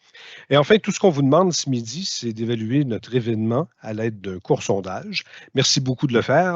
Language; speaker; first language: French; native; French